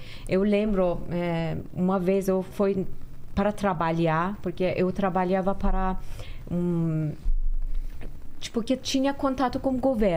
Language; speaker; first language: Portuguese; non-native, learner; Persian